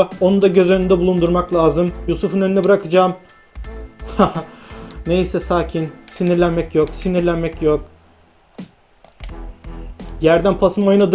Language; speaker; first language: Turkish; native; Turkish